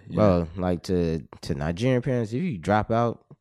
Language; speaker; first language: English; native; English